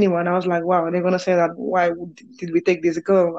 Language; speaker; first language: English; non-native, fluent; Spanish